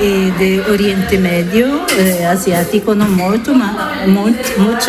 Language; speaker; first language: Spanish; non-native, learner; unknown